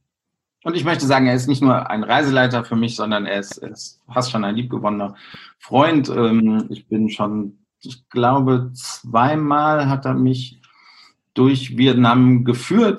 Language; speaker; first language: German; native; German